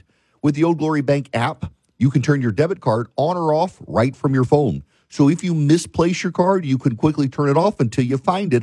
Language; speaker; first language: English; native; English